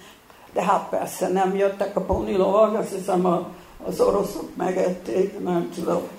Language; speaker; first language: Hungarian; early bilingual, heritage; Hungarian